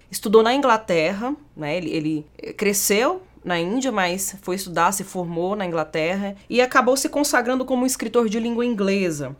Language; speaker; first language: Portuguese; native; Portuguese